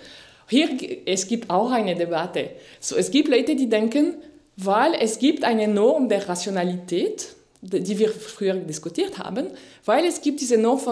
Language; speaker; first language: German; non-native, fluent; French